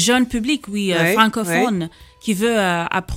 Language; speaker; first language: French; non-native, fluent; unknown